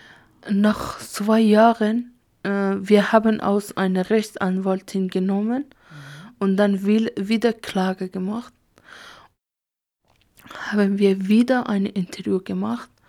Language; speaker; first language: German; non-native, learner; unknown